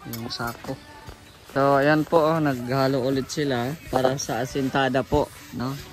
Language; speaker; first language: Filipino; non-native, local second language; Cebuano